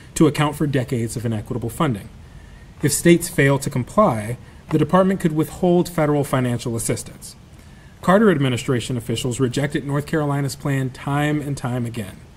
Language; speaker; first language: English; native; English